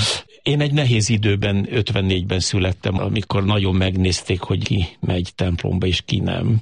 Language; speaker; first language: Hungarian; native; Hungarian